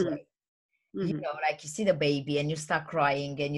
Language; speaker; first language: English; non-native, fluent; Romanian